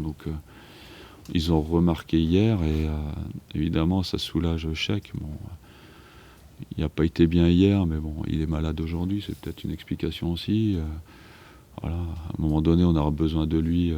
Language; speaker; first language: French; native; French